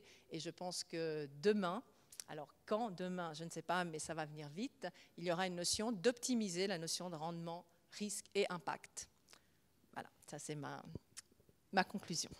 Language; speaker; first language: French; native; French